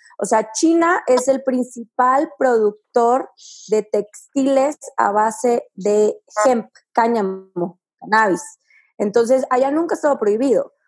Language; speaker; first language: Spanish; native; Spanish